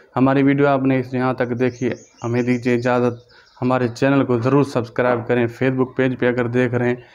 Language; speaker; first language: Urdu; non-native, local second language; Sindhi